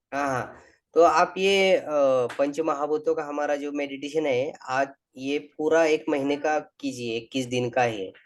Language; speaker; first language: Hindi; non-native, local second language; Marathi